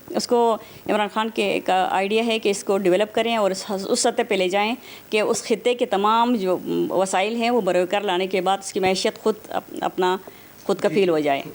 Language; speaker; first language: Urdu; non-native, local second language; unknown